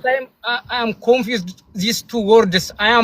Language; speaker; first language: English; non-native, learner; Amharic